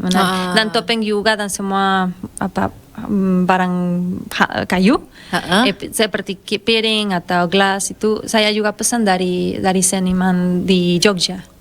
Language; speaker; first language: Indonesian; non-native, fluent; Spanish